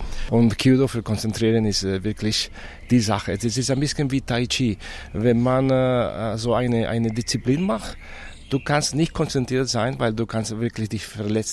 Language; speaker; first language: German; non-native, fluent; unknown